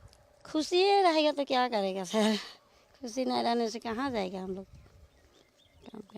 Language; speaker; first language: Hindi; non-native, local second language; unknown